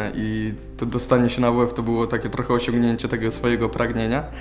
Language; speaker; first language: Polish; native; Polish